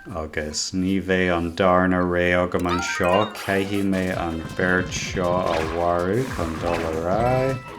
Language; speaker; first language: Irish; non-native, local second language; English